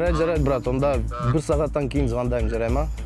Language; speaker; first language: Kazakh; non-native, local second language; Russian